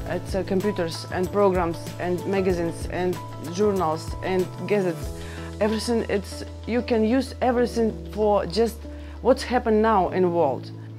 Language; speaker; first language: English; non-native, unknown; Russian